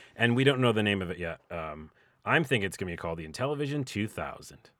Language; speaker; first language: English; native; English